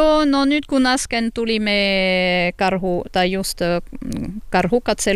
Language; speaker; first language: Finnish; non-native, fluent; French